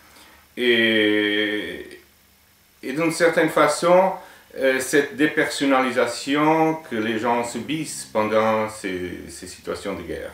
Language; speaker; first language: French; non-native, fluent; Portuguese